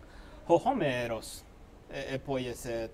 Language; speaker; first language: Greek; non-native, fluent; Spanish